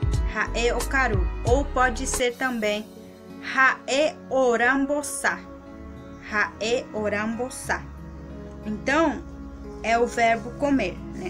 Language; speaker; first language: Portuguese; non-native, local second language; Guarani